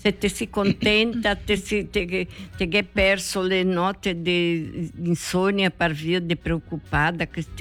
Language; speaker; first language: Italian; early bilingual, heritage; Portuguese